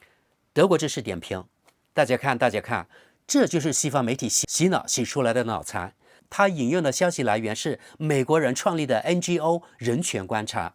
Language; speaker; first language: Chinese; native; Chinese